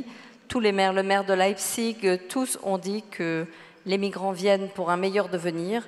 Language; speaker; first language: French; native; French